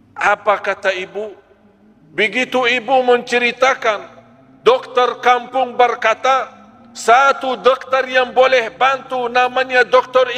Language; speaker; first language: Malay; non-native, fluent; Arabic